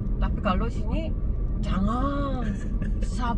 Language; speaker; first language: Indonesian; non-native, learner; Korean